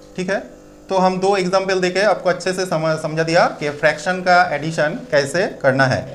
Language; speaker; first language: Hindi; non-native, local second language; Bangla